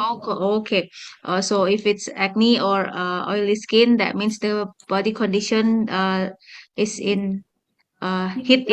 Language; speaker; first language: English; non-native, fluent; Indonesian